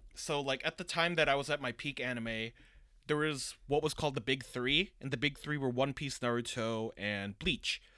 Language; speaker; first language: English; early bilingual, other home language; Japanese